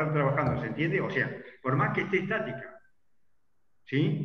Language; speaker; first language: Spanish; native; Spanish